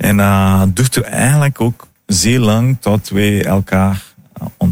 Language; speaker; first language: Dutch; non-native, fluent; Italian